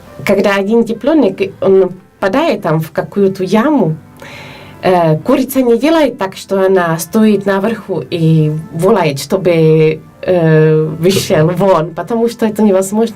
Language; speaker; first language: Russian; non-native, fluent; Polish